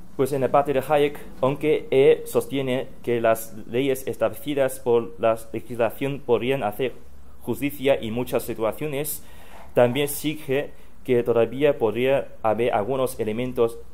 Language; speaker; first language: Spanish; non-native, fluent; Chinese